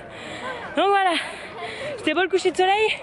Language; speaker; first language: French; native; French